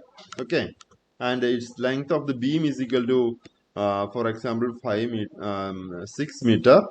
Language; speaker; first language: English; non-native, local second language; Malayalam